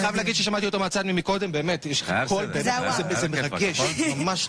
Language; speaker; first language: Hebrew; native; Hebrew